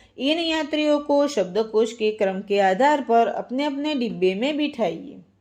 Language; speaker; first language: Hindi; non-native, local second language; Gujarati